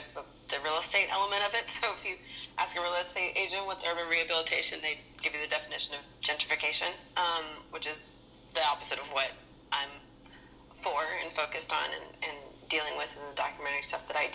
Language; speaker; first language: English; native; English